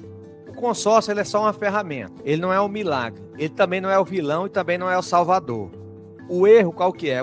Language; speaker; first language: Portuguese; native; Portuguese